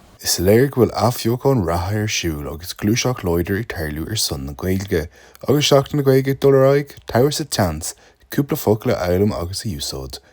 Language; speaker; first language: Irish; native; Irish